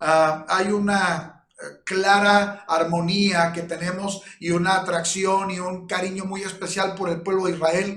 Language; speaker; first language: Spanish; native; Spanish